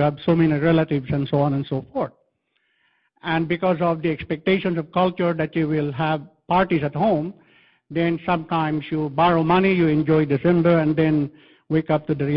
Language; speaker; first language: English; non-native, local second language; Filipino